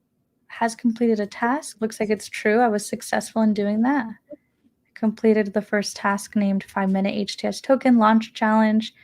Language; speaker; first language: English; native; English